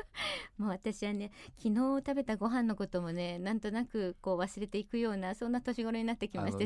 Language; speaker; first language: Japanese; native; Japanese